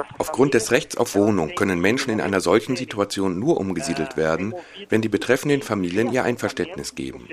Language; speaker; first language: German; native; German